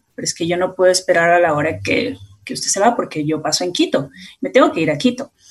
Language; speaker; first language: Spanish; native; Spanish